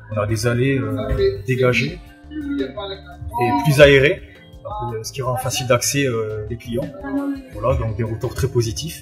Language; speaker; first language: French; native; French